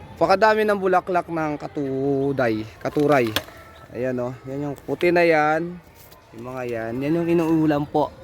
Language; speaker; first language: Filipino; non-native, local second language; Iloko